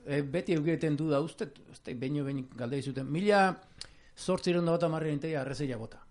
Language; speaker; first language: Basque; native; Basque